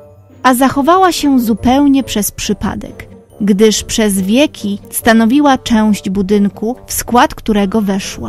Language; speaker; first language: Polish; native; Polish